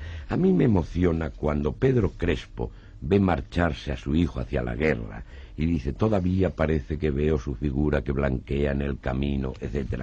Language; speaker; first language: Spanish; native; Spanish